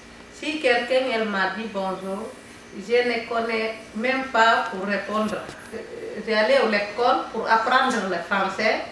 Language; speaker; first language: French; non-native, learner; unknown